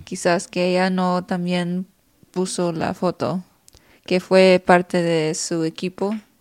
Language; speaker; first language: Spanish; early bilingual, heritage; Spanish